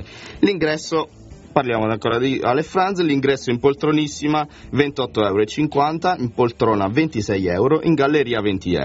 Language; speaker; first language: Italian; native; Italian